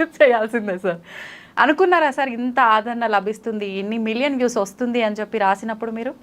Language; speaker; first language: Telugu; native; Telugu